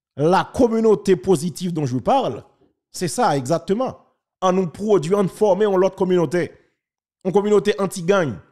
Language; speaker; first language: French; non-native, local second language; Haitian Creole